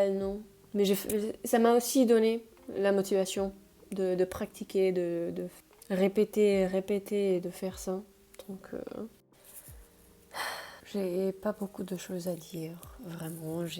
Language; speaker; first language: French; non-native, fluent; Spanish